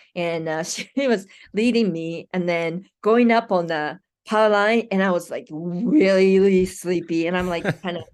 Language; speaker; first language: English; non-native, fluent; Japanese